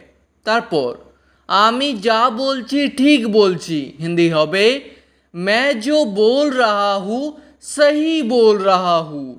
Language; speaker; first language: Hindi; non-native, fluent; Bangla